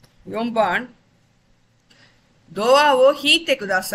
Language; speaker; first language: Japanese; non-native, fluent; Tamil